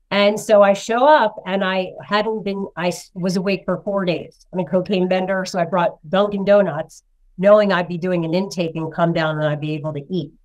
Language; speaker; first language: English; native; English